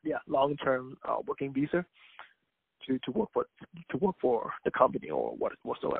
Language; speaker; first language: English; non-native, local second language; Cantonese